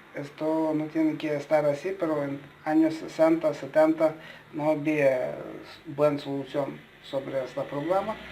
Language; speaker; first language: Spanish; non-native, learner; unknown